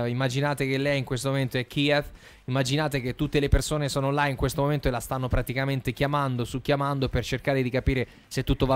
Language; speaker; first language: Italian; native; Italian